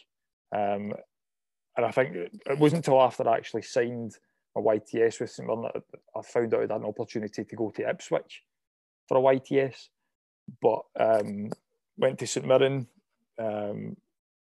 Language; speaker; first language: English; native; English